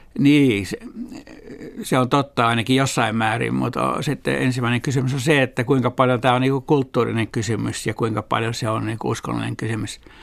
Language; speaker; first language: Finnish; native; Finnish